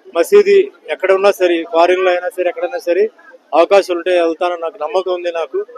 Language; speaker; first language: Telugu; non-native, fluent; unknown